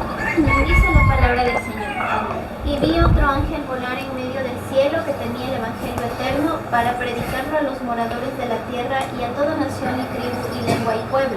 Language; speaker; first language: Spanish; native; Spanish